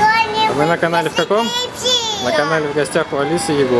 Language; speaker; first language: Russian; native; Russian